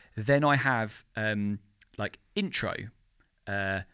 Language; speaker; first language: English; native; English